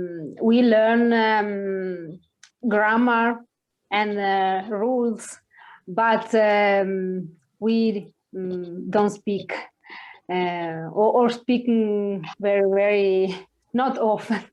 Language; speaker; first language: English; non-native, learner; Italian